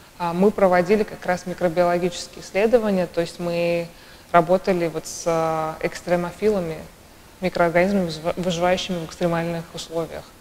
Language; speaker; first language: Russian; native; Russian